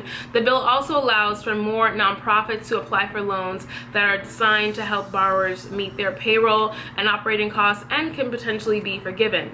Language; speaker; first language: English; native; English